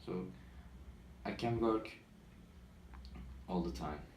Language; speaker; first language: English; non-native, learner; Turkish